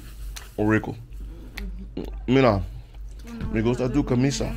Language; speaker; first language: Spanish; non-native, learner; English